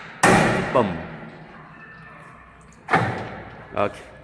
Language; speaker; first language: English; non-native, learner; Chinese